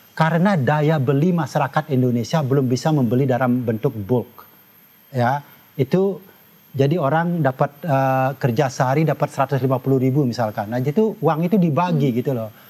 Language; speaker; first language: Indonesian; non-native, local second language; Balinese